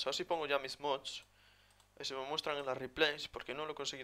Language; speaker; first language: Spanish; native; Spanish